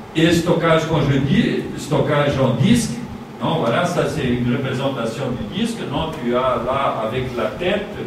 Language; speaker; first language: French; non-native, fluent; Portuguese